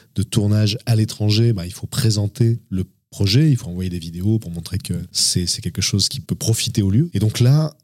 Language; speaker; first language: French; native; French